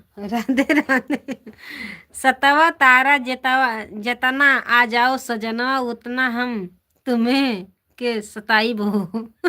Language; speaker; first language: Hindi; native; Hindi